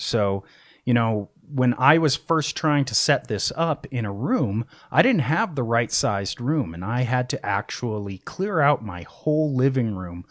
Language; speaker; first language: English; native; English